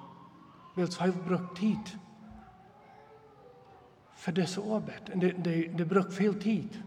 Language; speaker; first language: German; non-native, local second language; Plautdietsch